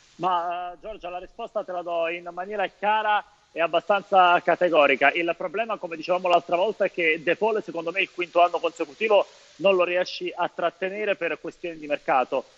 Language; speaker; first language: Italian; native; Italian